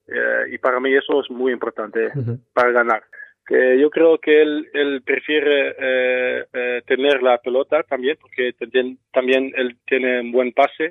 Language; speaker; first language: Spanish; non-native, learner; Dutch